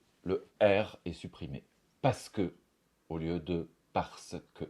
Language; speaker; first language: French; native; French